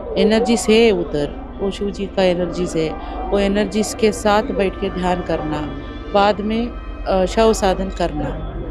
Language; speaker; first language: Hindi; non-native, local second language; Kannada